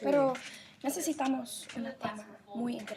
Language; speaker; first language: Spanish; non-native, learner; English